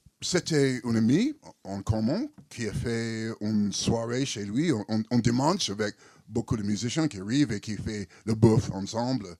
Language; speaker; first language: French; non-native, learner; English